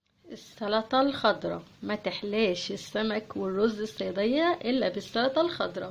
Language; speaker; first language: Arabic; native; Arabic